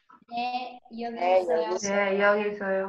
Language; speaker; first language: Korean; non-native, learner; Spanish